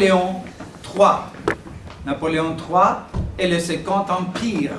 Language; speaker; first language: French; non-native, fluent; Greek